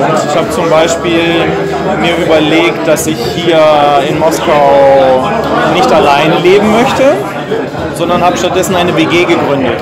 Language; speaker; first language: German; native; German